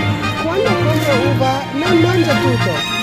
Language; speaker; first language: Italian; non-native, learner; English